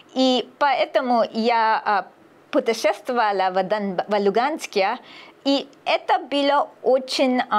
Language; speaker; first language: Russian; non-native, learner; English